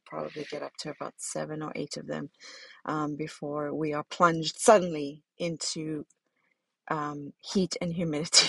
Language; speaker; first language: English; native; English